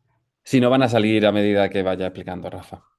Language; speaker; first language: Spanish; native; Spanish